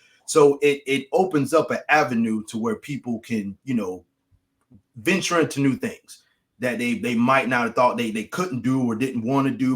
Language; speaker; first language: English; native; English